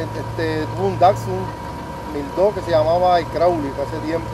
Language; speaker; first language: Spanish; native; Spanish